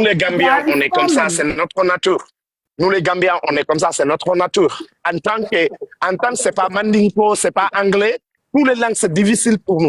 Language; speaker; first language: French; non-native, learner; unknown